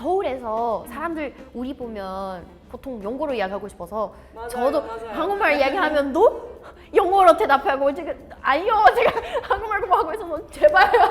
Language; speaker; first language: Korean; non-native, learner; Portuguese